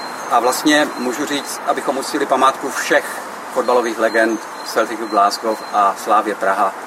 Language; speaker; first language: Czech; native; Czech